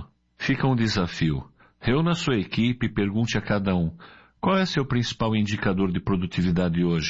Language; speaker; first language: Portuguese; native; Portuguese